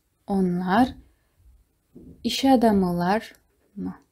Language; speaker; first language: Turkish; non-native, fluent; Kazakh